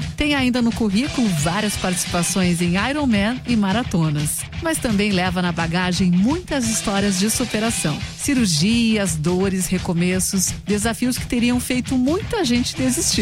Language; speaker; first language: Portuguese; native; Portuguese